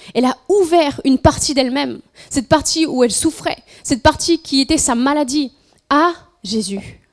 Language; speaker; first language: French; non-native, fluent; Spanish